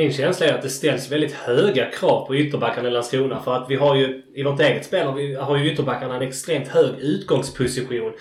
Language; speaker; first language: Swedish; native; Swedish